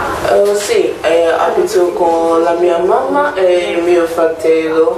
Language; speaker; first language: Italian; non-native, learner; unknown